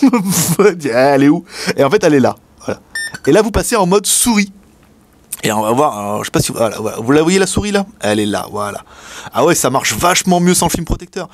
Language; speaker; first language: French; native; French